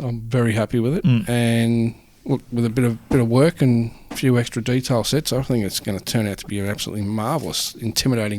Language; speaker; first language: English; native; English